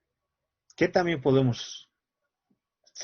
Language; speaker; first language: Spanish; native; Spanish